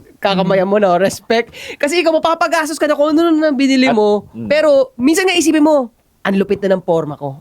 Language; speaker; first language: Filipino; native; Filipino